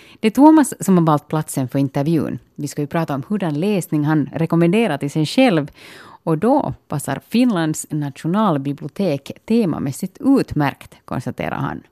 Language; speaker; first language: Swedish; native; Swedish